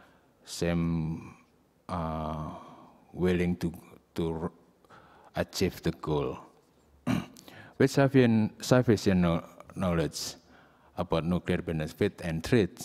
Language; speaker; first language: English; non-native, learner; Indonesian